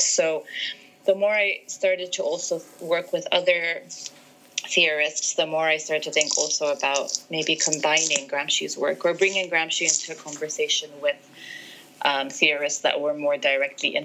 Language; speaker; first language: English; non-native, local second language; Arabic